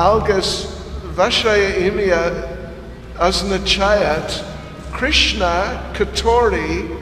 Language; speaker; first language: Russian; non-native, learner; English